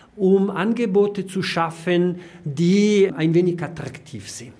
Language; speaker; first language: German; non-native, local second language; Italian